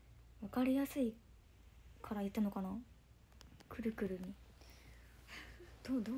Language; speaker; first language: Japanese; native; Japanese